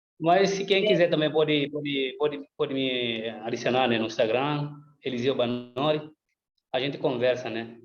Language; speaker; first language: Portuguese; non-native, local second language; Upper Guinea Crioulo